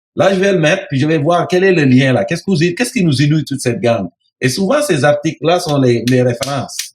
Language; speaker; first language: French; non-native, local second language; Serer